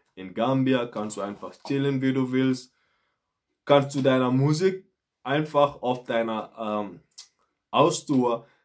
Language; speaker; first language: German; non-native, fluent; Mandingo